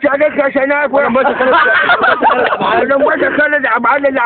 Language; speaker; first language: Arabic; native; Arabic